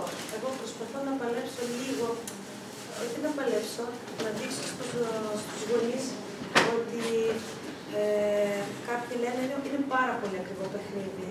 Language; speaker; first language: Greek; early bilingual, other home language; Russian